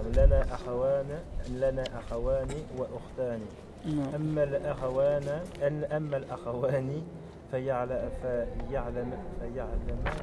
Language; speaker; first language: Arabic; non-native, learner; French